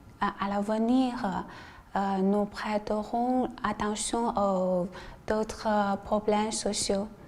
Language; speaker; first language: French; non-native, learner; Chinese